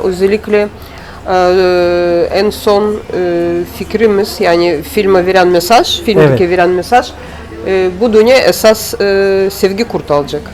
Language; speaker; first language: Turkish; non-native, learner; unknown